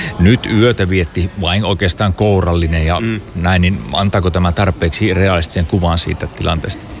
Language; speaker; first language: Finnish; native; Finnish